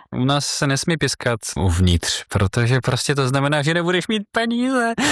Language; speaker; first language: Czech; non-native, fluent; Russian